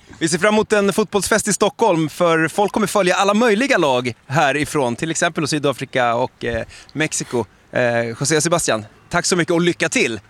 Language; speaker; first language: Swedish; native; Swedish